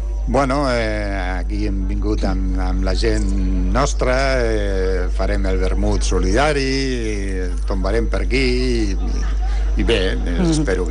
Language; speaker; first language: Catalan; non-native, local second language; Spanish